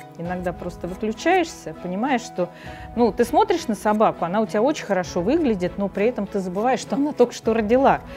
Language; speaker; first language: Russian; native; Russian